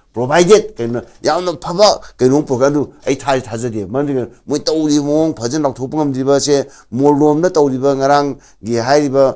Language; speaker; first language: Manipuri; non-native, local second language; Thado Chin